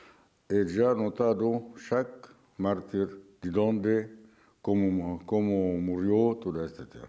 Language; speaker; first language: Spanish; non-native, fluent; Arabic